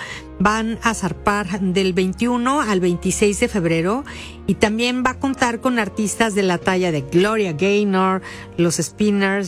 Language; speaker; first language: Spanish; native; Spanish